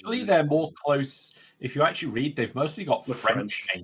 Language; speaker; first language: English; native; English